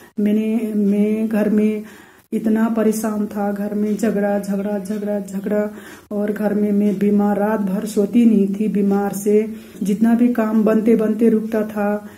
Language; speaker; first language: Hindi; non-native, local second language; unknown